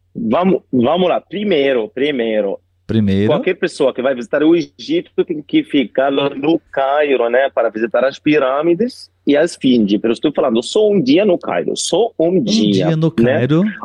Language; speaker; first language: Portuguese; non-native, fluent; Arabic